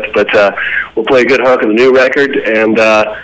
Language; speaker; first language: English; native; English